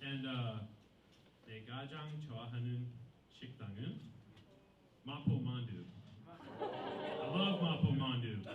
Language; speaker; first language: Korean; non-native, learner; English